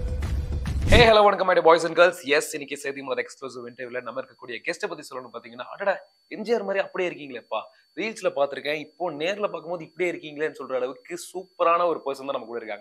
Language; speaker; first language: Tamil; native; Tamil